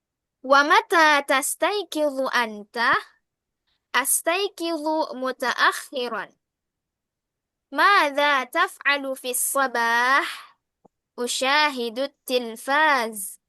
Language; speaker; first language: Arabic; non-native, fluent; Indonesian